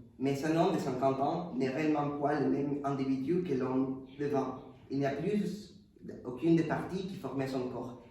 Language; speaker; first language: French; non-native, fluent; Spanish